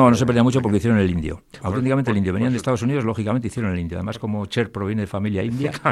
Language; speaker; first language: Spanish; native; Spanish